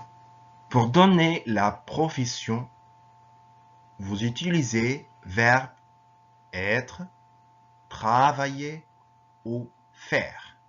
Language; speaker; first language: French; non-native, fluent; Arabic